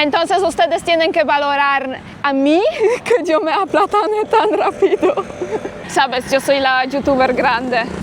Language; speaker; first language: Spanish; non-native, fluent; Polish